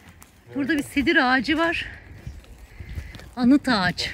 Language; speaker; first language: Turkish; native; Turkish